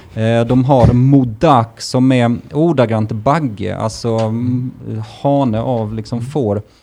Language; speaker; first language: Swedish; early bilingual, other home language; Russian